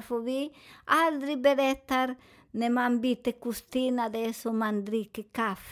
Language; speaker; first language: Swedish; non-native, fluent; Spanish